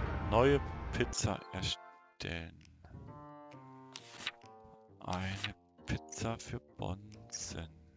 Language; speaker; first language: German; native; German